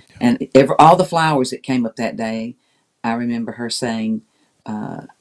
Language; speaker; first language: English; native; English